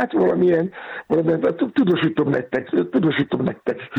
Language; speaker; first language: Hungarian; non-native, fluent; Yoruba